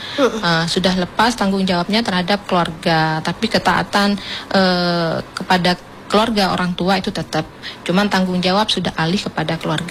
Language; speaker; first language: Indonesian; native; Indonesian